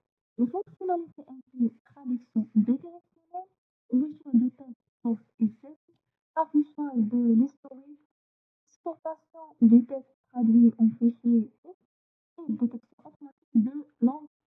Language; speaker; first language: French; non-native, fluent; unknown